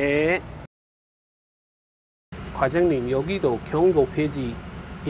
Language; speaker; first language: Korean; non-native, learner; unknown